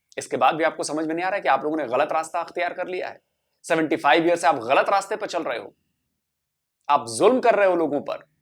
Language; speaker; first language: Hindi; native; Hindi